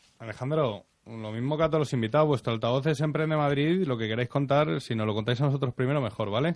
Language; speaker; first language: Spanish; native; Spanish